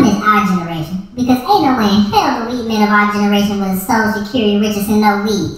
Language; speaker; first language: English; native; English